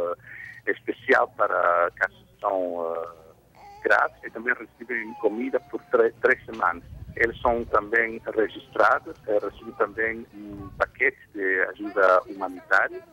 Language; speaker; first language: Portuguese; non-native, fluent; Spanish